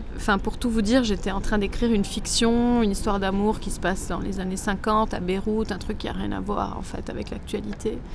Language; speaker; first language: French; native; French